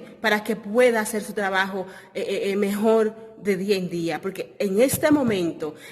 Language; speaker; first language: Spanish; non-native, fluent; Haitian Creole